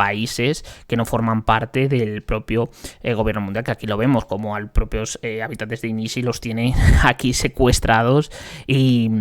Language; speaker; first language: Spanish; native; Spanish